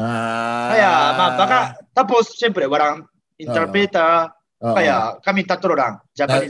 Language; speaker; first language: Filipino; non-native, learner; Japanese